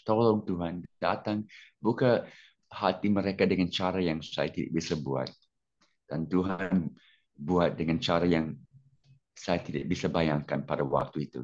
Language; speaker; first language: Indonesian; non-native, fluent; English